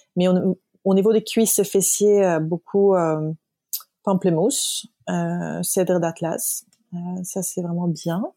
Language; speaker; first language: French; non-native, fluent; Swedish